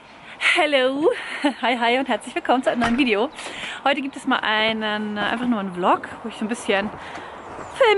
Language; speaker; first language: German; native; German